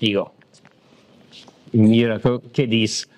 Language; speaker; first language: Spanish; non-native, learner; Italian